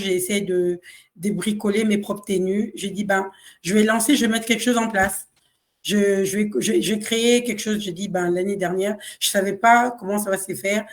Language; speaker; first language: French; non-native, local second language; Kongo